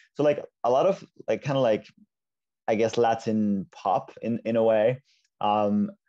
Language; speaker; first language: English; non-native, fluent; Finnish